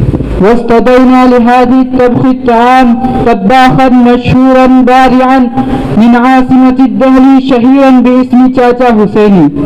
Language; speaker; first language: Arabic; non-native, learner; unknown